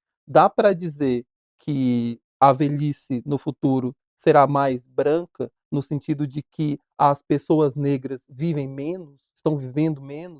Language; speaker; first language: Portuguese; native; Portuguese